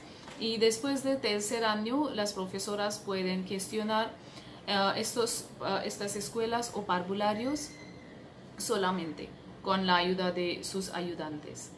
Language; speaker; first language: Spanish; non-native, fluent; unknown